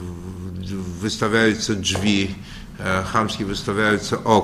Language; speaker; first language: Polish; non-native, learner; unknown